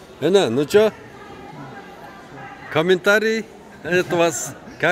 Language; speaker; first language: Russian; non-native, local second language; Kyrgyz